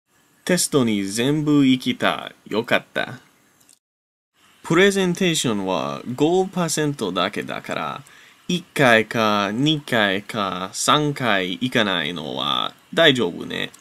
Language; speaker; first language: Japanese; non-native, learner; English